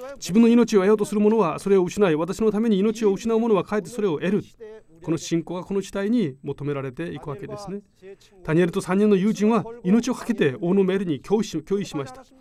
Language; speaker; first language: Japanese; non-native, fluent; Korean